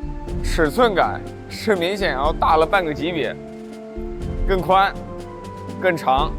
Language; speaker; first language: Chinese; native; Chinese